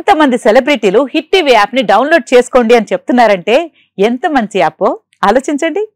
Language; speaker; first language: Telugu; native; Telugu